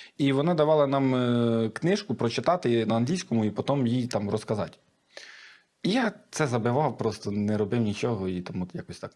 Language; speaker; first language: Ukrainian; native; Ukrainian